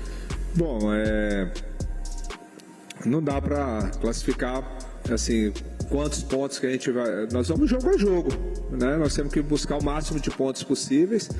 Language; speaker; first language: Portuguese; native; Portuguese